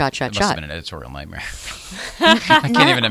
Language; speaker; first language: English; native; English